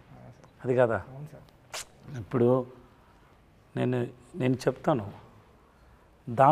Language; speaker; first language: Telugu; non-native, learner; Tamil